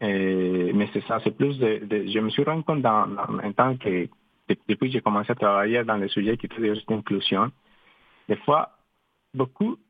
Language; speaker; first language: French; non-native, fluent; Spanish